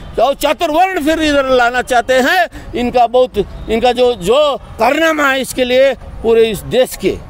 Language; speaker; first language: Hindi; non-native, local second language; Kannada